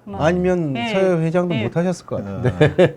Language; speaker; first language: Korean; native; Korean